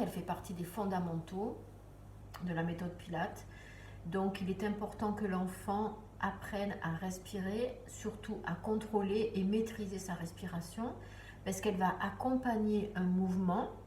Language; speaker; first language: French; native; French